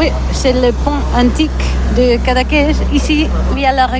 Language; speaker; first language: French; non-native, learner; Catalan